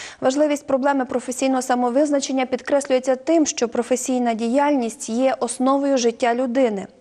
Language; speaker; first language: Ukrainian; native; Ukrainian